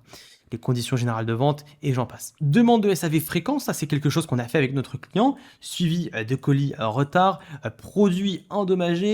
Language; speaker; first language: French; native; French